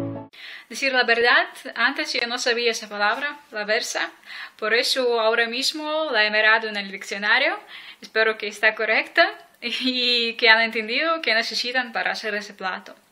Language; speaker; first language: Spanish; non-native, fluent; Ukrainian